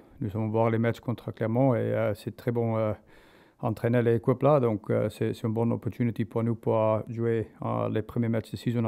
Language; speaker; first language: French; non-native, learner; English